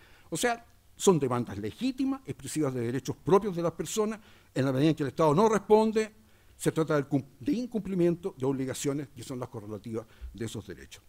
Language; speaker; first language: Spanish; native; Spanish